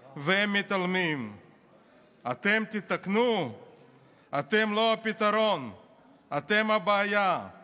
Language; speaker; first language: Hebrew; non-native, fluent; Russian